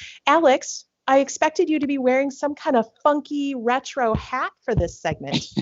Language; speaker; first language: English; native; English